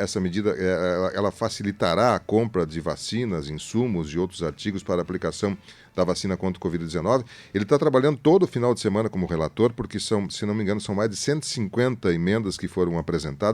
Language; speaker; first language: Portuguese; native; Portuguese